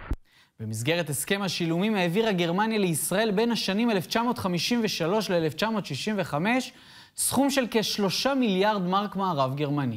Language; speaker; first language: Hebrew; native; Hebrew